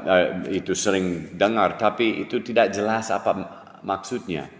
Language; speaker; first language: Indonesian; non-native, fluent; English